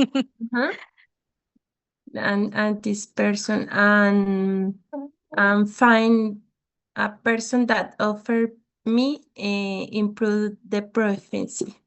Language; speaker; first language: English; non-native, learner; Spanish